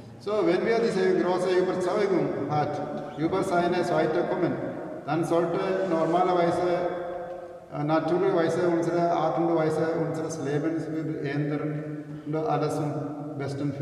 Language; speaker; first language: German; non-native, learner; Malayalam